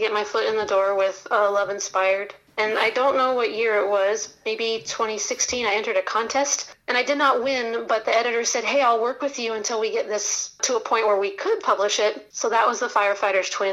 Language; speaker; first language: English; native; English